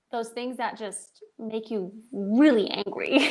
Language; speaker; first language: English; native; English